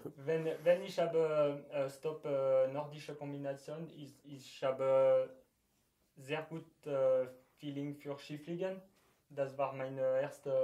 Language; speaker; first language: German; non-native, learner; French